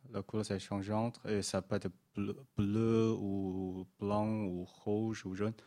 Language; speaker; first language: French; non-native, fluent; Chinese